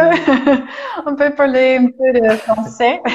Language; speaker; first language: French; non-native, fluent; Dutch